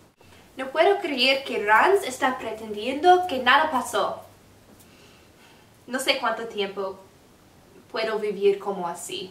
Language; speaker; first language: Spanish; non-native, learner; English